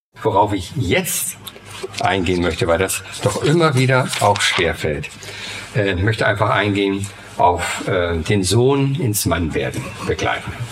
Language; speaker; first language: German; native; German